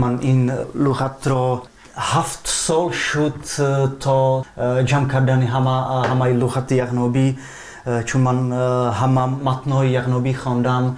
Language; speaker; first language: Persian; non-native, fluent; Czech